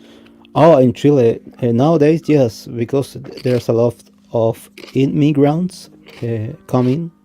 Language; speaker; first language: English; non-native, fluent; Spanish